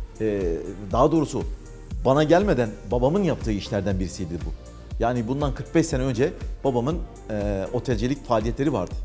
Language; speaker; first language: Turkish; native; Turkish